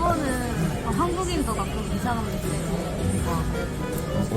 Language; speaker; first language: Korean; non-native, learner; Japanese